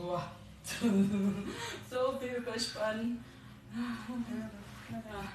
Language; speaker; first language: German; non-native, learner; Thai